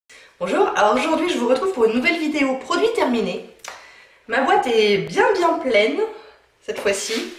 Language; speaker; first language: French; native; French